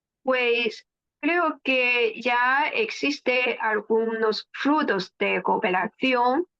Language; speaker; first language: Spanish; non-native, fluent; Chinese